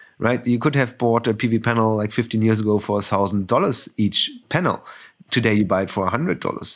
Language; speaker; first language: English; non-native, fluent; German